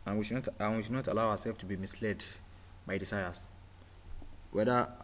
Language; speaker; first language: English; non-native, local second language; Yoruba